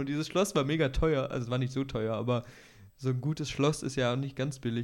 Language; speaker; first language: German; native; German